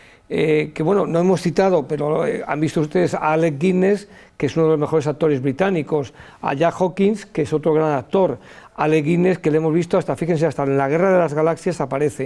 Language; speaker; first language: Spanish; native; Spanish